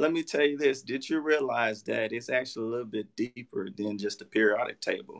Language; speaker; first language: English; native; English